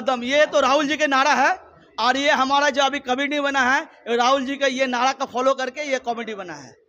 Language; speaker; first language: Hindi; non-native, local second language; Bangla